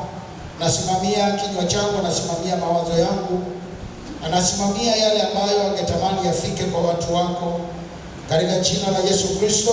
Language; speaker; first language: Swahili; native; Swahili